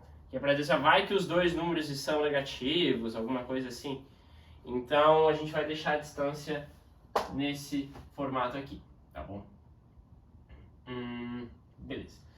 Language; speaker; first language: Portuguese; native; Portuguese